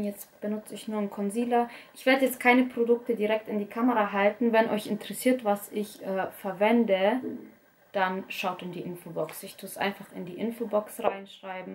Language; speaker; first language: German; early bilingual, other home language; Russian